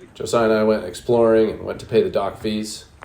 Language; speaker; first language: English; native; English